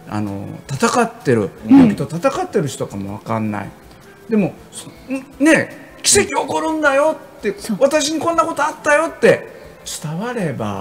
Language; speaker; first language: Japanese; native; Japanese